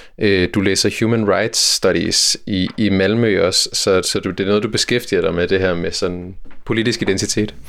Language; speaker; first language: Danish; native; Danish